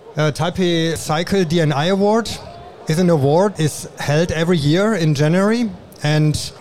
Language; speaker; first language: English; non-native, fluent; German